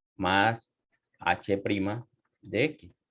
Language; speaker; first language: Spanish; native; Spanish